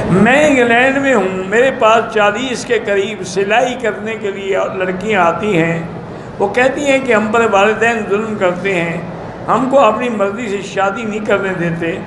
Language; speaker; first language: Urdu; native; Urdu